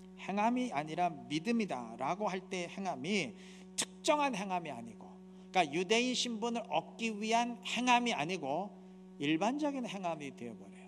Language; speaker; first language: Korean; native; Korean